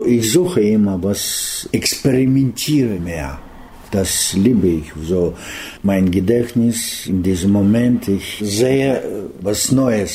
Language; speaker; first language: German; non-native, learner; Russian